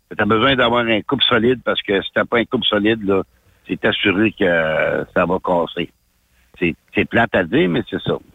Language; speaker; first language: French; native; French